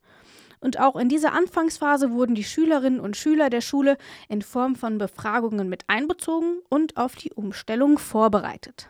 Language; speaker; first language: German; native; German